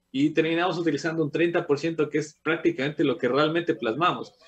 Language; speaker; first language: Spanish; native; Spanish